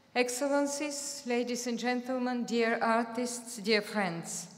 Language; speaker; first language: English; non-native, fluent; Bulgarian